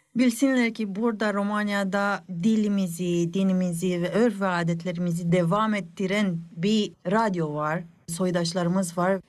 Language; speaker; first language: Turkish; early bilingual, heritage; Turkish